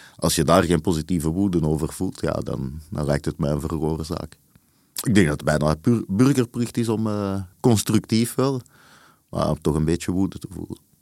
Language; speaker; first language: Dutch; native; Dutch